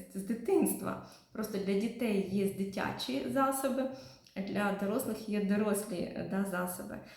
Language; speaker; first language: Ukrainian; non-native, local second language; Russian